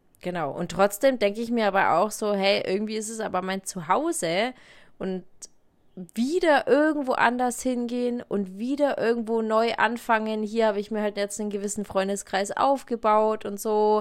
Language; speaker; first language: German; native; German